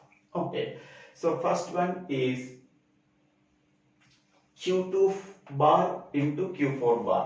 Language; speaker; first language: English; non-native, local second language; Telugu